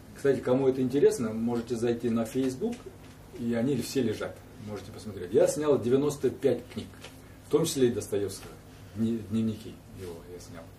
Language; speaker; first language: Russian; non-native, local second language; Kazakh